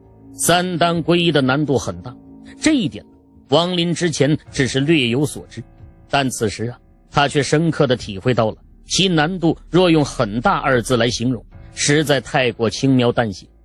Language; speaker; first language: Chinese; native; Chinese